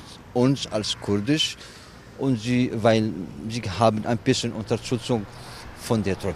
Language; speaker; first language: German; non-native, learner; Kurdish